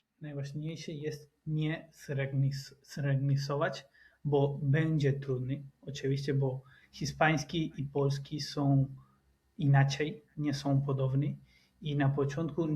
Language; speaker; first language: Polish; non-native, learner; Spanish